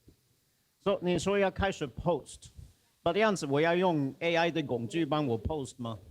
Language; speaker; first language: Chinese; non-native, fluent; Swedish